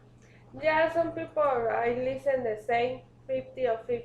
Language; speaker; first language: English; non-native, learner; Spanish